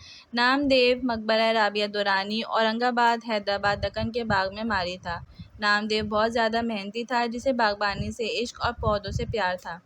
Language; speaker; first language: Urdu; native; Urdu